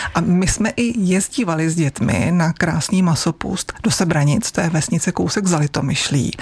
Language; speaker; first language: Czech; native; Czech